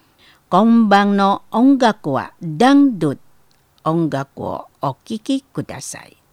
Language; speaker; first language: Japanese; non-native, learner; Indonesian